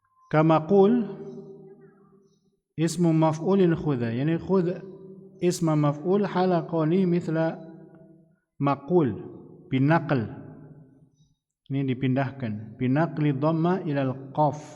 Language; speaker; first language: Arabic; non-native, fluent; Indonesian